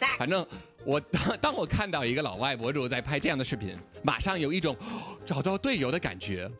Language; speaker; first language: Chinese; non-native, fluent; English